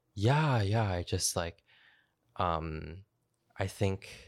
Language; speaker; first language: English; native; English